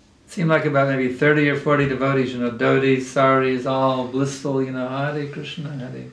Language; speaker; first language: English; native; English